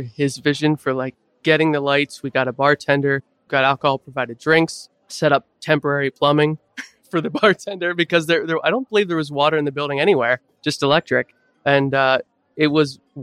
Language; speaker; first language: English; native; English